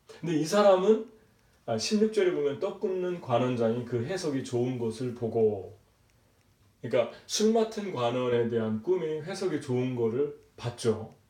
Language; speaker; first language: Korean; native; Korean